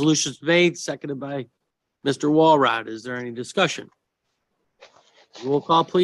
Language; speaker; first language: English; native; English